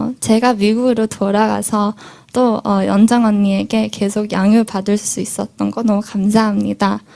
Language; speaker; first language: Korean; early bilingual, heritage; Korean